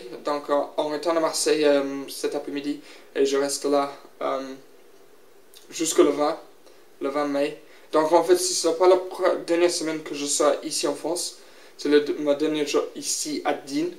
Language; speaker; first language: French; non-native, learner; English